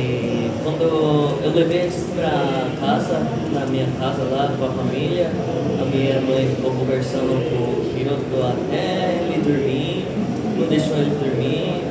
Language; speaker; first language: Portuguese; early bilingual, heritage; Japanese